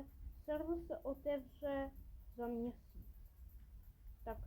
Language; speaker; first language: Czech; native; Czech